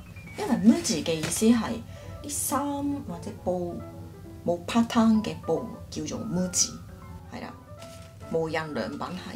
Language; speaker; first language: Cantonese; non-native, fluent; Japanese